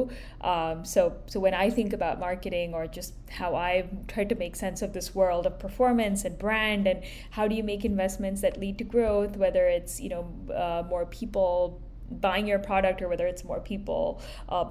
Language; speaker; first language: English; non-native, local second language; Hindi